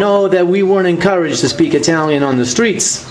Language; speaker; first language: English; early bilingual, other home language; Italian